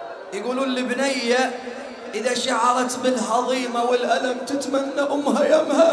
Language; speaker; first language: Arabic; native; Arabic